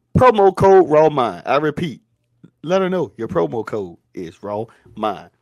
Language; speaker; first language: English; native; English